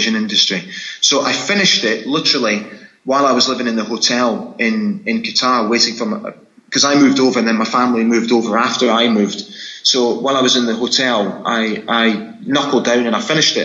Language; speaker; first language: English; native; English